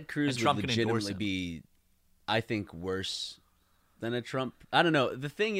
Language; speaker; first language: English; native; English